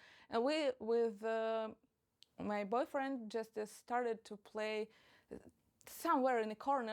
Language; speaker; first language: English; non-native, fluent; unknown